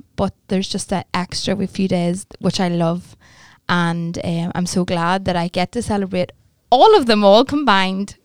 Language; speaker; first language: English; native; English